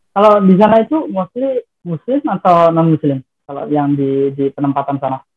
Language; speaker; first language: Indonesian; non-native, local second language; Javanese